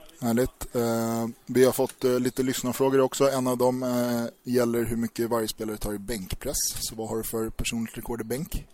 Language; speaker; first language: Swedish; native; Swedish